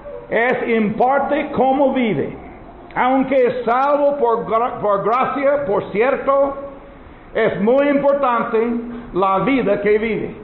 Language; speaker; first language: Spanish; non-native, learner; English